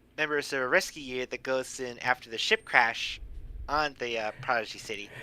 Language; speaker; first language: English; native; English